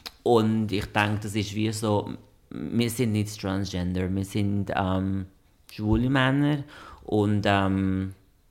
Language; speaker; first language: German; non-native, fluent; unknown